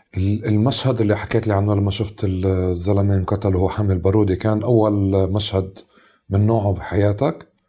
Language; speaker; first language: Arabic; native; Arabic